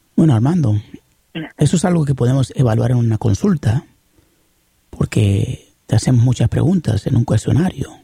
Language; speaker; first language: Spanish; early bilingual, heritage; Spanish